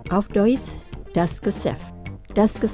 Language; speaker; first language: German; non-native, learner; Indonesian